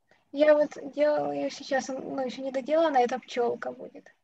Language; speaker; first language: Russian; native; Russian